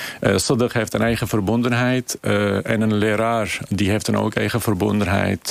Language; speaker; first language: Dutch; non-native, fluent; Kurdish